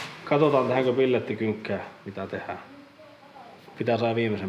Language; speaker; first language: Finnish; native; Finnish